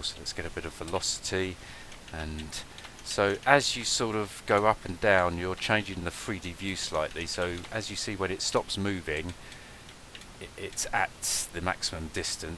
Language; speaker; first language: English; native; English